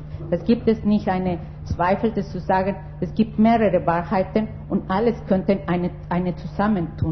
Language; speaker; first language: German; non-native, fluent; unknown